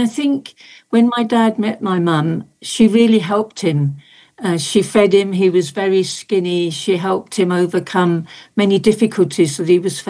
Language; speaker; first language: English; native; English